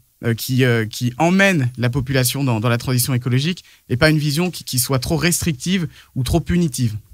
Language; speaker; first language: French; native; French